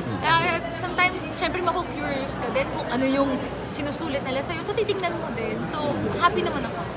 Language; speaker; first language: Filipino; native; Filipino